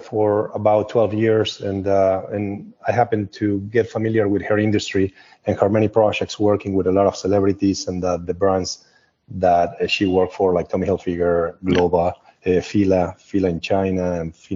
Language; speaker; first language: English; non-native, fluent; Spanish